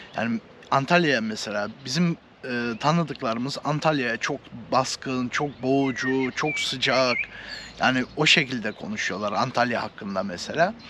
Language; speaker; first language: Turkish; early bilingual, heritage; Turkish